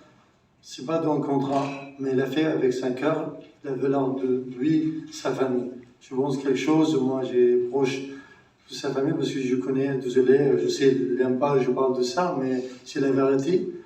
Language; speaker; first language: French; non-native, learner; Arabic